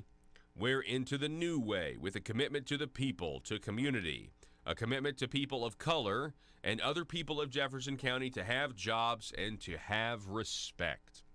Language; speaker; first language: English; native; English